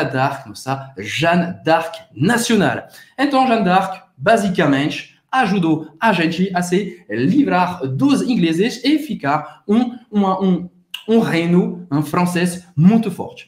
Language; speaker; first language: Portuguese; non-native, fluent; French